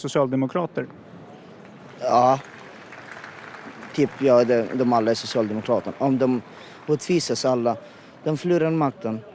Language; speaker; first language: Swedish; non-native, learner; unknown